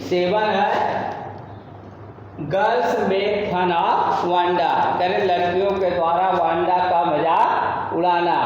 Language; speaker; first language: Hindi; native; Hindi